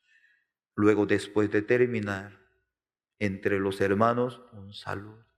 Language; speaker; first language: Spanish; non-native, learner; Korean